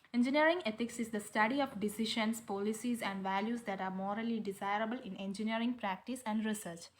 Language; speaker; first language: English; non-native, local second language; Malayalam